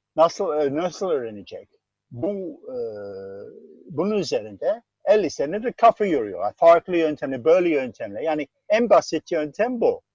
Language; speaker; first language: Turkish; non-native, fluent; English